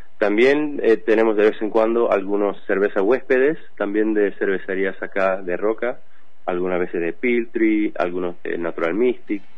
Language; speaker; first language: Spanish; non-native, fluent; English